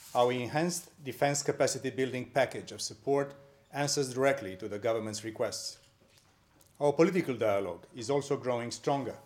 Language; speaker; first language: English; non-native, fluent; Romanian